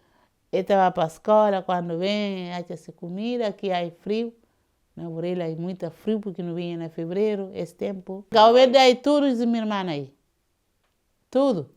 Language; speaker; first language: Portuguese; non-native, learner; Kabuverdianu